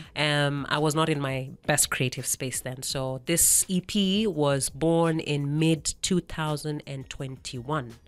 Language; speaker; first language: English; non-native, local second language; Kamba